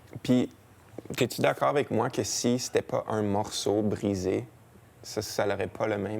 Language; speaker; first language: French; native; French